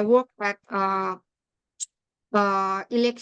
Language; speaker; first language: English; non-native, learner; Indonesian